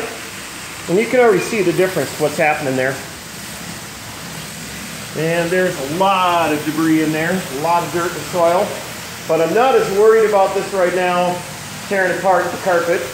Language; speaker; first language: English; native; English